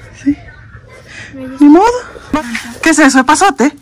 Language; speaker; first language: Spanish; early bilingual, heritage; Spanish